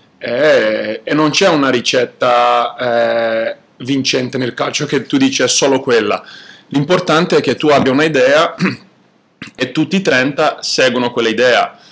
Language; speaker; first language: Italian; non-native, fluent; Portuguese